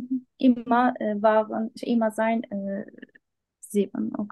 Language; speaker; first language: German; non-native, learner; Turkish